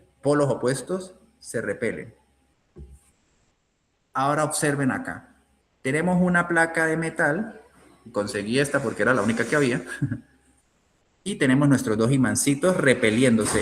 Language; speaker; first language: Spanish; native; Spanish